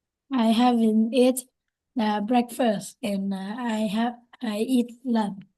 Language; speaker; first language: English; non-native, learner; Vietnamese